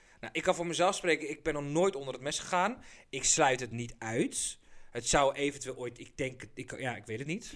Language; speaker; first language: Dutch; early bilingual, other home language; Persian